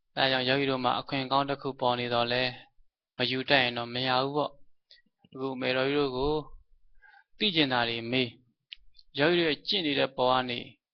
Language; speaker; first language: Burmese; native; Burmese